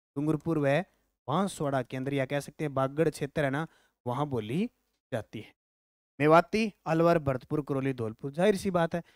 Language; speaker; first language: Hindi; native; Hindi